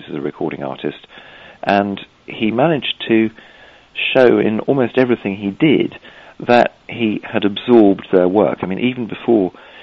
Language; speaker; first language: English; native; English